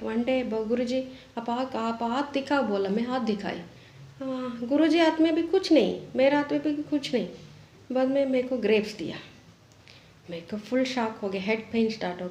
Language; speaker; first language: Hindi; non-native, local second language; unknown